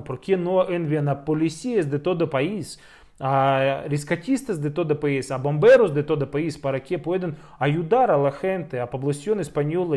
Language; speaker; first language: Spanish; non-native, fluent; Russian